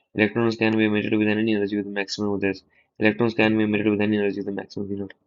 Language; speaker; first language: English; non-native, local second language; Punjabi